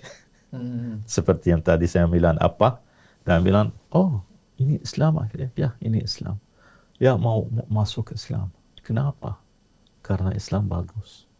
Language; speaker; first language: Indonesian; non-native, learner; Arabic